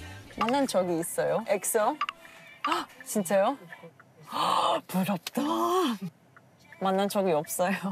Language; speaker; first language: Korean; non-native, learner; German